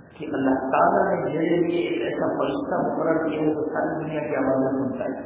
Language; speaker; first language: Urdu; native; Urdu